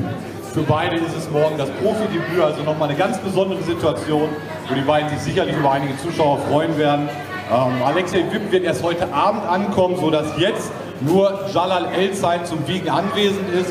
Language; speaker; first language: German; native; German